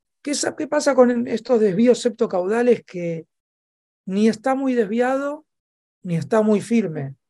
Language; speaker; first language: Spanish; native; Spanish